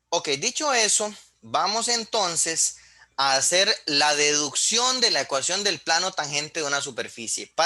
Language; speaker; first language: Spanish; native; Spanish